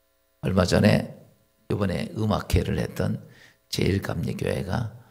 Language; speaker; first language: Korean; native; Korean